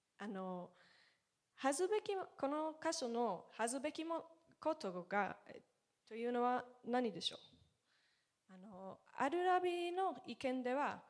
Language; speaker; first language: Japanese; non-native, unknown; Hebrew